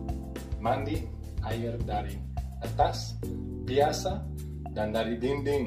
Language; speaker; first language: Indonesian; non-native, learner; English